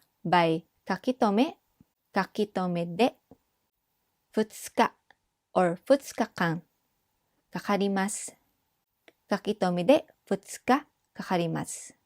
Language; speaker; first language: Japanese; non-native, fluent; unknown